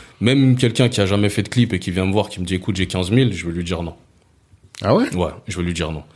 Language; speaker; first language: French; early bilingual, other home language; Lingala